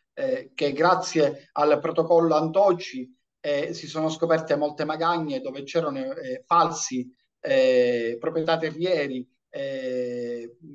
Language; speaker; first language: Italian; native; Italian